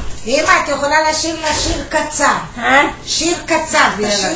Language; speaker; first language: Hebrew; native; Hebrew